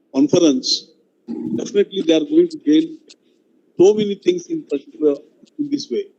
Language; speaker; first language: English; non-native, local second language; Marathi